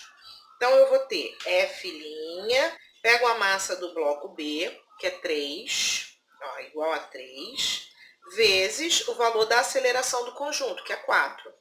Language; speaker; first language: Portuguese; native; Portuguese